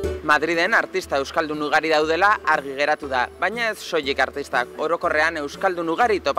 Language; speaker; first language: Basque; native; Basque